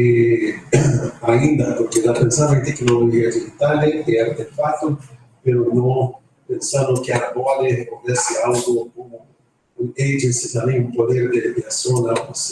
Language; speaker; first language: Spanish; non-native, fluent; Portuguese